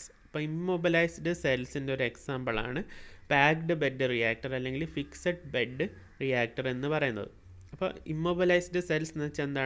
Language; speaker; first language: Malayalam; native; Malayalam